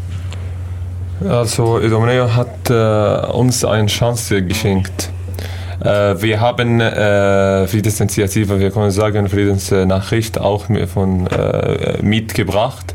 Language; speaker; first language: German; non-native, learner; Arabic